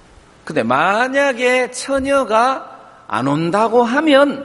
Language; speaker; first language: Korean; native; Korean